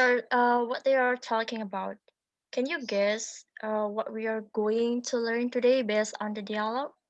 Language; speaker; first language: English; non-native, learner; Indonesian